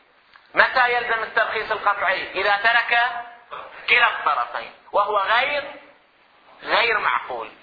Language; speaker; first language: Arabic; native; Arabic